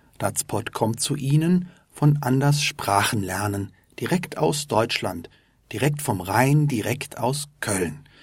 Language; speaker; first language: German; native; German